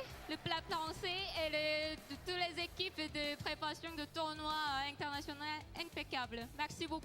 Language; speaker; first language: French; non-native, learner; Korean